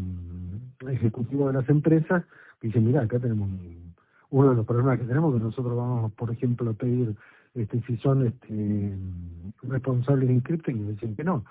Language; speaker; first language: Spanish; native; Spanish